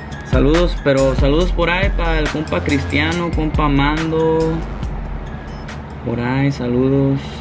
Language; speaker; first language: Spanish; early bilingual, heritage; Spanish